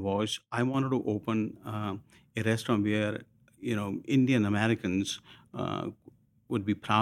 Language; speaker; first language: English; non-native, local second language; Hindi